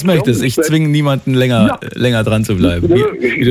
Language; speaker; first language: German; native; German